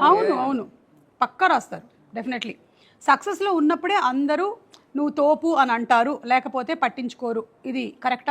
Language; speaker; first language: Telugu; native; Telugu